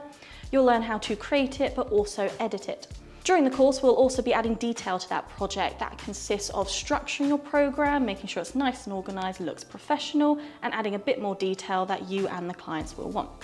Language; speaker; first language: English; native; English